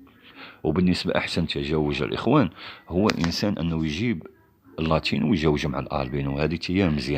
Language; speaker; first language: Arabic; native; Arabic